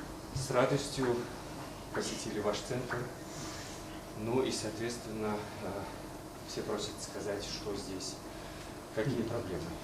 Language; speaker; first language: Russian; native; Russian